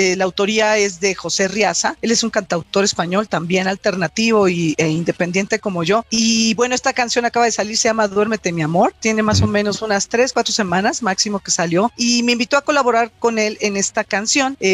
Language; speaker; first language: Spanish; native; Spanish